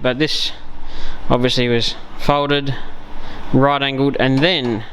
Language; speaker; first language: English; native; English